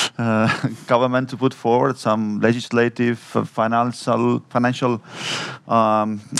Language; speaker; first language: English; non-native, fluent; Estonian